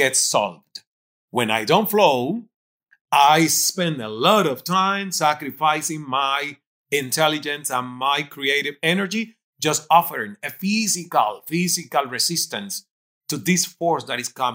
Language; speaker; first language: English; non-native, fluent; Spanish